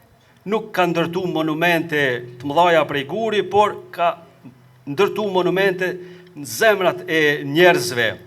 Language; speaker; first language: Albanian; native; Albanian